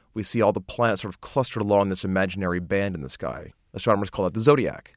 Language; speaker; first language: English; native; English